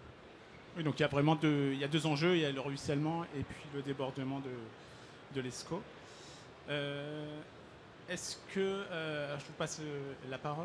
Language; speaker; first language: French; native; French